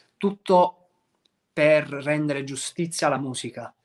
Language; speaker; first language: Italian; native; Italian